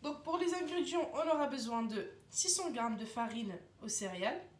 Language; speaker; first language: French; non-native, local second language; Arabic